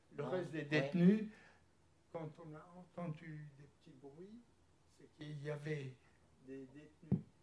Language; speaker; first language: French; early bilingual, other home language; Polish